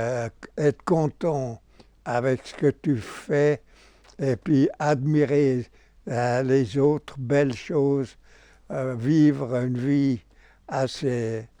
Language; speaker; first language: French; non-native, local second language; German